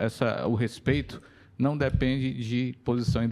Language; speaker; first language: Portuguese; native; Portuguese